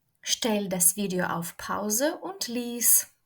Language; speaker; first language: German; non-native, fluent; Ukrainian